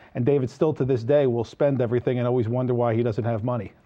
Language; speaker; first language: English; native; English